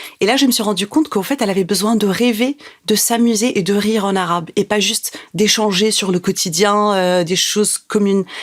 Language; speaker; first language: French; non-native, local second language; Arabic